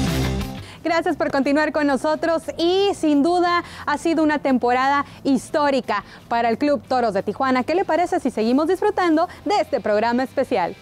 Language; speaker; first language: Spanish; native; Spanish